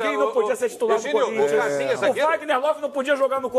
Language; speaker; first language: Portuguese; native; Portuguese